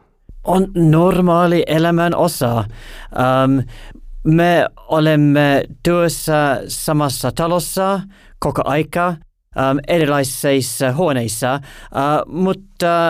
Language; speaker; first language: Finnish; non-native, learner; English